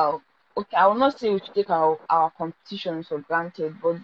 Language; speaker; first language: English; non-native, local second language; Igbo